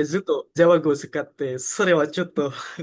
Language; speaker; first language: Japanese; non-native, learner; Indonesian